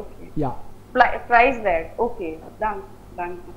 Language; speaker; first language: German; non-native, learner; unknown